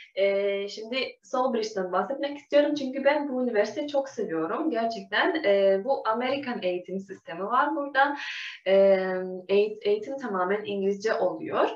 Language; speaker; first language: Turkish; non-native, fluent; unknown